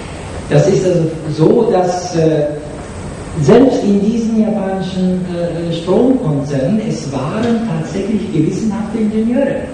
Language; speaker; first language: German; non-native, fluent; Japanese